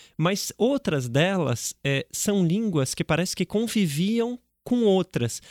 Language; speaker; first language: Portuguese; native; Portuguese